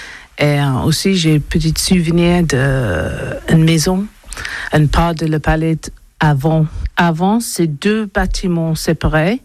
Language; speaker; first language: French; non-native, learner; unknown